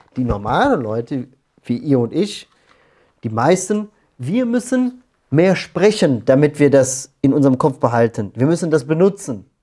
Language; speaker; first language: German; native; German